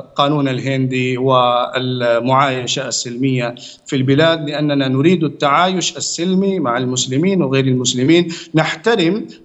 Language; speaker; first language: Arabic; non-native, fluent; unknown